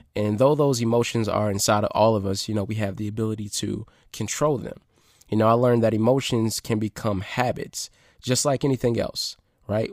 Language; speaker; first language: English; native; English